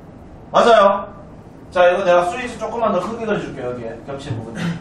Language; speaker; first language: Korean; native; Korean